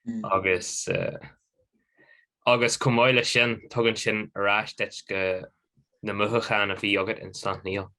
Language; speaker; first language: Irish; non-native, local second language; English